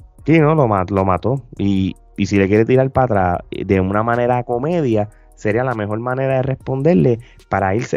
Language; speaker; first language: Spanish; native; Spanish